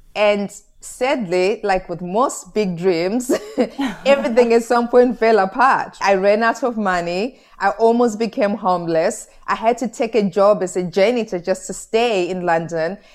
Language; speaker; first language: English; non-native, local second language; Shona